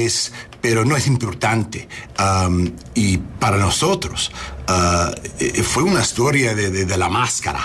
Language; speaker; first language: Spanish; non-native, learner; English